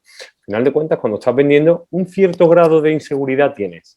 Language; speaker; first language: Spanish; native; Spanish